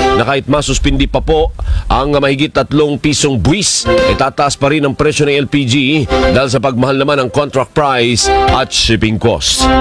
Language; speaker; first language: Filipino; non-native, local second language; Hiligaynon